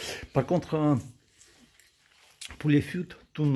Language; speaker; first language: French; non-native, learner; Russian